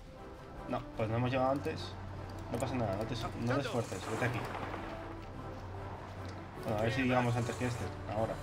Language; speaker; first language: Spanish; native; Spanish